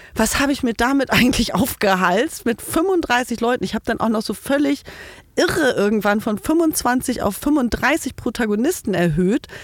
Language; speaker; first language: German; native; German